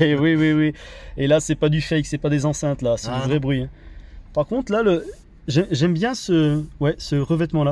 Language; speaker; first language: French; native; French